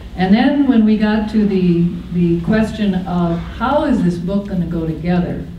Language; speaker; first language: English; native; English